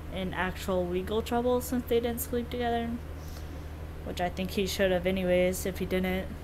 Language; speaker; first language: English; native; English